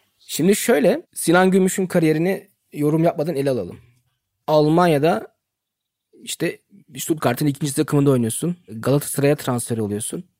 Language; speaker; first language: Turkish; early bilingual, heritage; Turkish